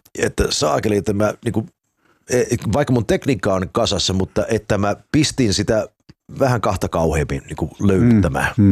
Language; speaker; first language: Finnish; early bilingual, heritage; Finnish